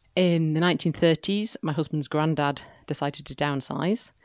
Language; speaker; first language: English; native; English